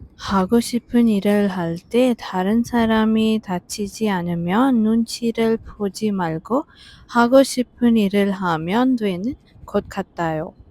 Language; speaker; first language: Korean; non-native, fluent; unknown